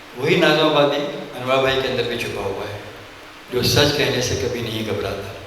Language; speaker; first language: Urdu; non-native, local second language; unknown